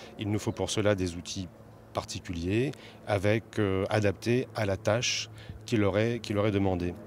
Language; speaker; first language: French; native; French